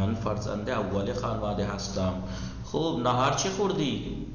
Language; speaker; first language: Persian; non-native, fluent; Urdu